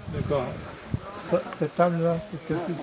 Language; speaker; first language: French; non-native, learner; English